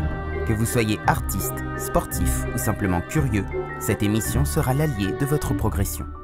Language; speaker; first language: French; native; French